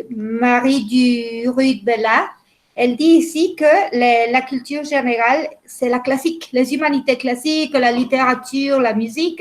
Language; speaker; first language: French; non-native, fluent; Spanish